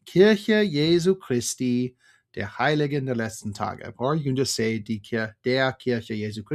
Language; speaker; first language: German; non-native, fluent; English